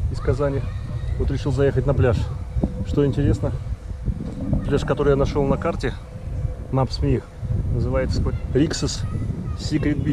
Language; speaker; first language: Russian; native; Russian